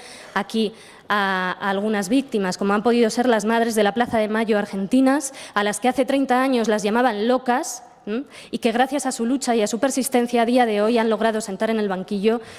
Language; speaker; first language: Spanish; native; Spanish